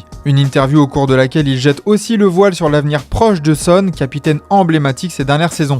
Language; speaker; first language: French; native; French